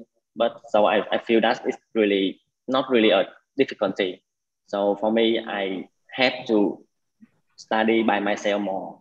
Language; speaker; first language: English; non-native, learner; Vietnamese